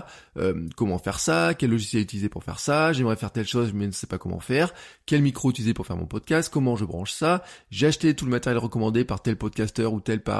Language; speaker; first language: French; native; French